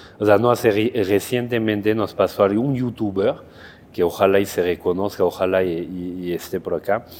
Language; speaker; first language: Spanish; non-native, fluent; French